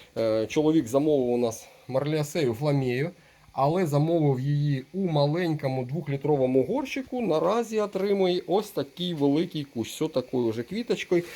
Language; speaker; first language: Ukrainian; non-native, local second language; Russian